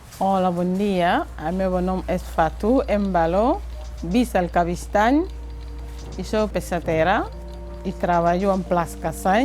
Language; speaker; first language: Catalan; non-native, local second language; Fula